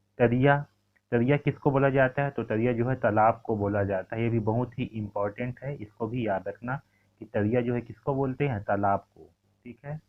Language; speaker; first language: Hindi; native; Hindi